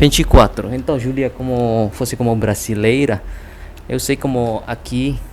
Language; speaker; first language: Portuguese; non-native, learner; Indonesian